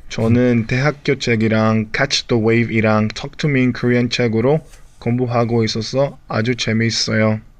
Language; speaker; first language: Korean; non-native, learner; Spanish